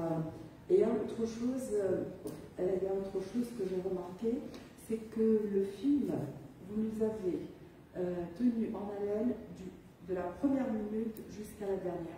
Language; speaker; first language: French; non-native, local second language; Arabic